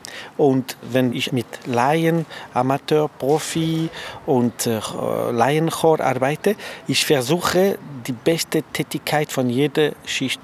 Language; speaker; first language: German; non-native, fluent; French